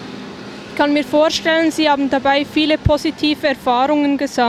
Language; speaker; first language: German; native; German